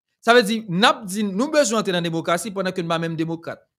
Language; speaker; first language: French; non-native, local second language; Haitian Creole